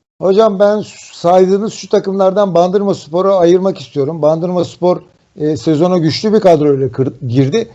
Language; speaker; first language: Turkish; native; Turkish